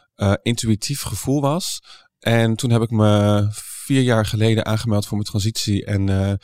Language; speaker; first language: Dutch; native; Dutch